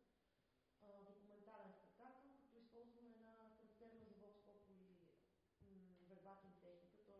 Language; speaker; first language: Bulgarian; native; Bulgarian